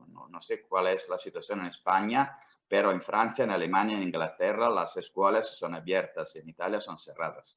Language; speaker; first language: Spanish; non-native, fluent; Italian